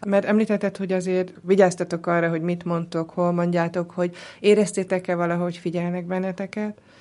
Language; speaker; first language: Hungarian; native; Hungarian